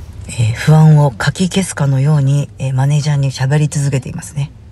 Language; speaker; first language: Japanese; native; Japanese